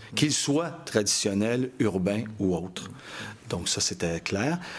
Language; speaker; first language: French; native; French